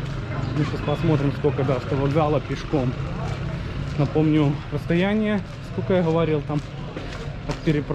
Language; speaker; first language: Russian; native; Russian